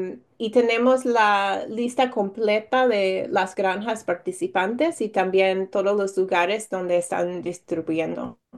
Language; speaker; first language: Spanish; non-native, fluent; English